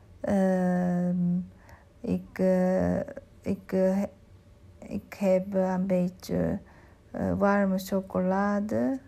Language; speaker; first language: Dutch; non-native, learner; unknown